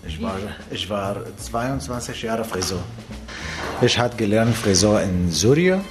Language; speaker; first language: German; non-native, learner; Arabic